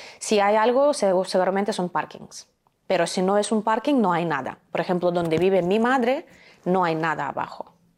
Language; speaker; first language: Spanish; non-native, fluent; Ukrainian